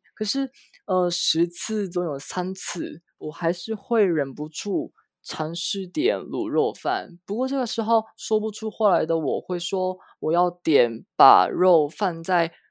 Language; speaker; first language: Chinese; non-native, fluent; Japanese